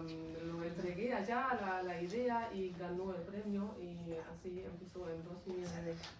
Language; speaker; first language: Spanish; non-native, fluent; German